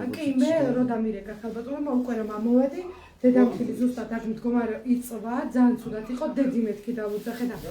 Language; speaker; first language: Georgian; native; Georgian